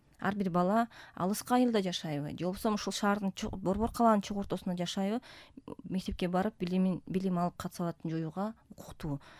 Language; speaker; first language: Kyrgyz; native; Kyrgyz